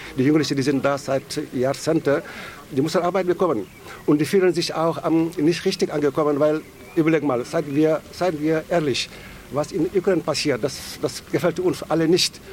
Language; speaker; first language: German; non-native, fluent; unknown